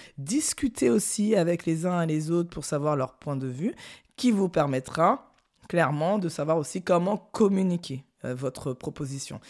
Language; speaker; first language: French; native; French